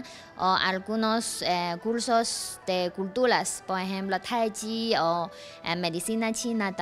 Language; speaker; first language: Spanish; non-native, learner; Chinese